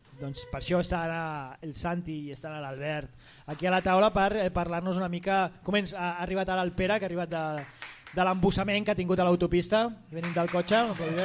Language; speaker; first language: Catalan; native; Catalan